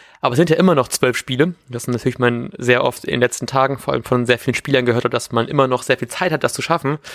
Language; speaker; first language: German; native; German